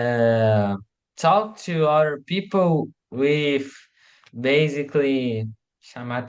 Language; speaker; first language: English; non-native, learner; Portuguese